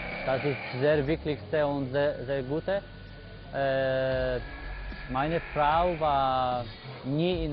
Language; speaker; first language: German; non-native, learner; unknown